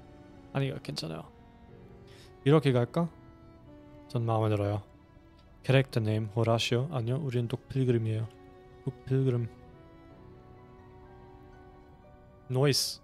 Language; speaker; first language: Korean; non-native, fluent; German